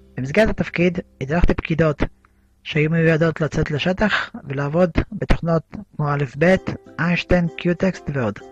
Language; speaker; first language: Hebrew; early bilingual, other home language; Russian